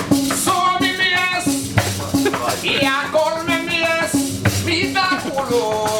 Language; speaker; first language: Finnish; non-native, learner; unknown